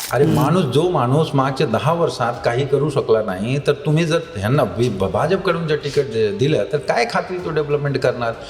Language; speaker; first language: Marathi; non-native, fluent; Hindi